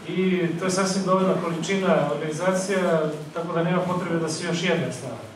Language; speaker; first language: Bosnian; native; Bosnian